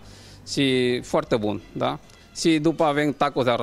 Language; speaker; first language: Romanian; non-native, learner; Spanish